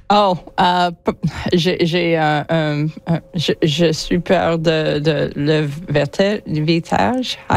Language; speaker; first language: French; non-native, learner; English